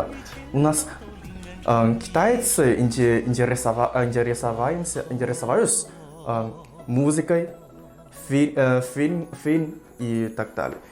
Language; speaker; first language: Russian; non-native, learner; Chinese